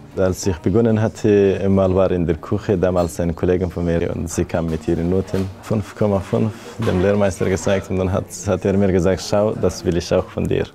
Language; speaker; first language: German; non-native, fluent; Persian